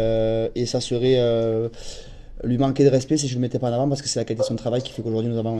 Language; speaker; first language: French; native; French